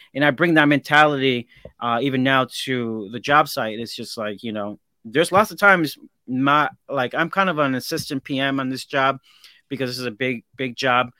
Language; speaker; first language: English; native; English